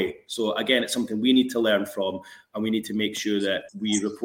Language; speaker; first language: English; native; English